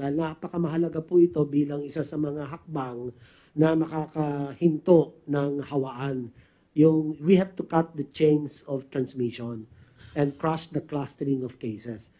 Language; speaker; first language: Filipino; native; Filipino